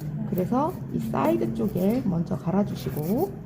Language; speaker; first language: Korean; native; Korean